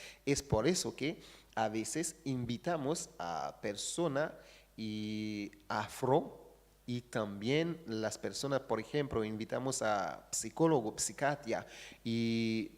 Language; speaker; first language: Spanish; non-native, fluent; Haitian Creole